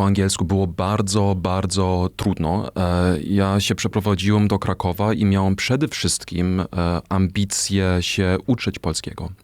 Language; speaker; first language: Polish; non-native, fluent; German